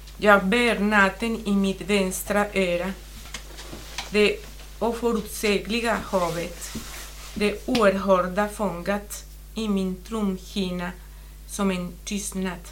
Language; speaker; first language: Swedish; non-native, fluent; Spanish